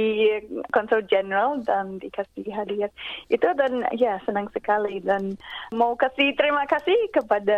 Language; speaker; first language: Indonesian; non-native, fluent; English